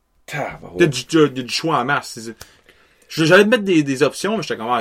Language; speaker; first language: French; native; French